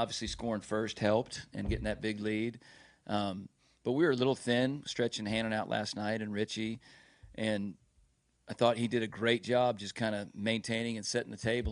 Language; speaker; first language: English; native; English